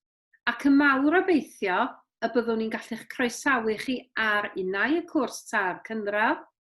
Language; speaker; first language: Welsh; native; Welsh